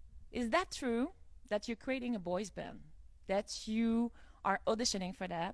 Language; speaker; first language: English; non-native, fluent; French